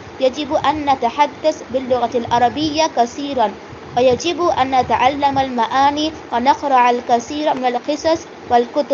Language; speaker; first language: Arabic; non-native, learner; Hindi